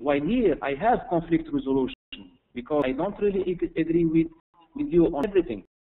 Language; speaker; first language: English; non-native, fluent; Arabic